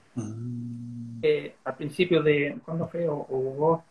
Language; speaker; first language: Spanish; early bilingual, heritage; Spanish